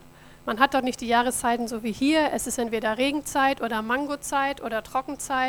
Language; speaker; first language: German; native; German